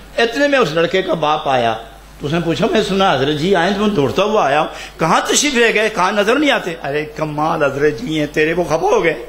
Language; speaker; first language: Urdu; non-native, local second language; Punjabi